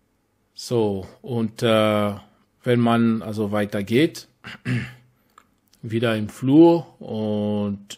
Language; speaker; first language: German; non-native, fluent; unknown